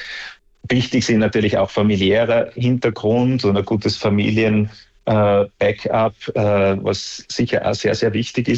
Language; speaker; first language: German; native; German